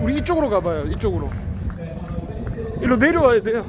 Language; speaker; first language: Korean; native; Korean